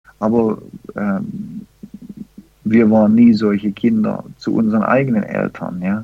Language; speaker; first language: German; early bilingual, heritage; German